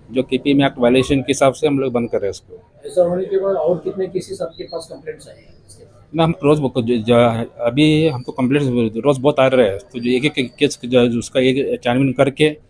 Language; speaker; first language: Hindi; non-native, local second language; Kannada